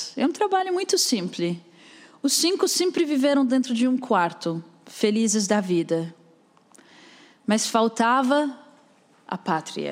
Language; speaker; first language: Portuguese; non-native, fluent; Arabic